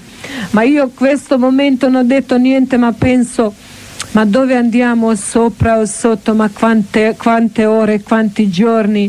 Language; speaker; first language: Italian; non-native, learner; Croatian